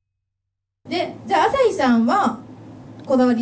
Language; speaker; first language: Japanese; native; Japanese